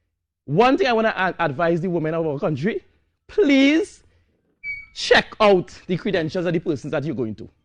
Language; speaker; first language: English; native; English